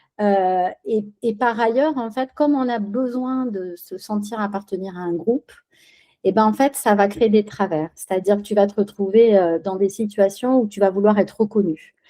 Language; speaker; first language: French; early bilingual, other home language; Spanish